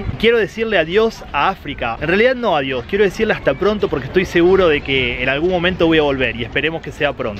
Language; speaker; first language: Spanish; native; Spanish